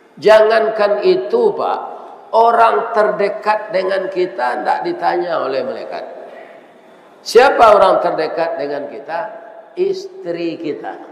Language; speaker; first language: Malay; non-native, local second language; Minangkabau